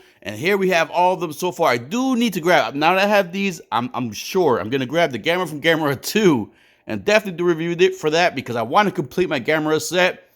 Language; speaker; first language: English; native; English